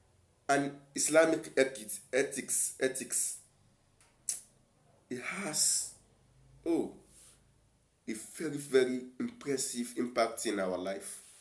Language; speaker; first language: English; non-native, local second language; Yoruba